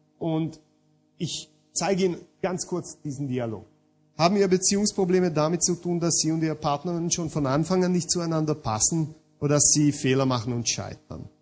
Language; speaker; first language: German; non-native, fluent; Hungarian